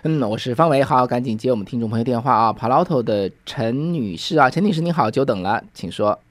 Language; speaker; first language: Chinese; native; Chinese